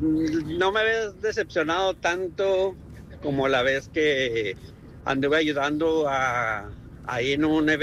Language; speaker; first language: Spanish; native; Spanish